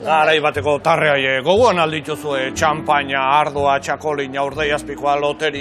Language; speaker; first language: Basque; native; Basque